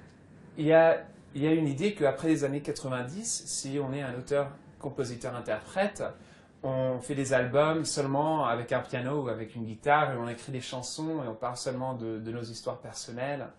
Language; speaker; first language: French; early bilingual, other home language; English